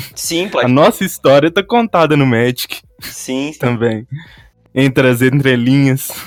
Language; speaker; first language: Portuguese; native; Portuguese